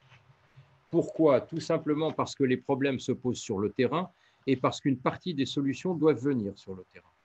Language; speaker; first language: French; native; French